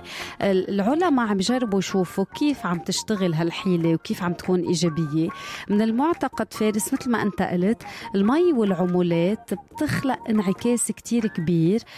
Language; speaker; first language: Arabic; native; Arabic